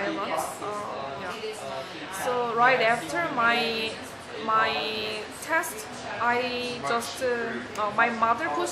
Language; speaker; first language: English; non-native, learner; Korean